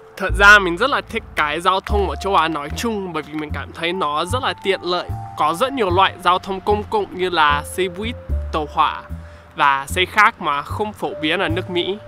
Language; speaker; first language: Vietnamese; non-native, fluent; English